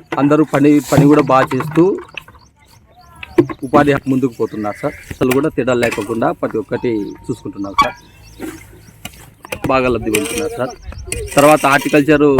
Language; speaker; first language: Telugu; native; Telugu